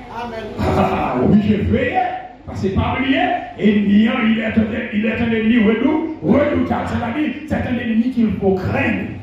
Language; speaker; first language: French; non-native, local second language; Haitian Creole